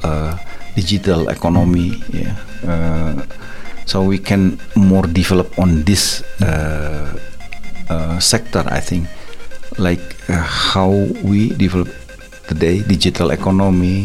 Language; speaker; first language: English; non-native, learner; Indonesian